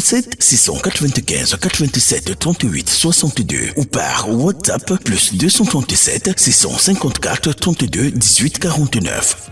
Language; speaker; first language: French; native; French